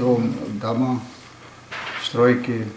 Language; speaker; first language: Russian; non-native, fluent; Estonian